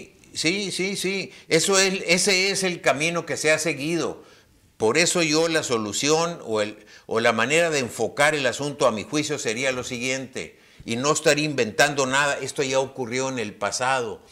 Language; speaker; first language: Spanish; native; Spanish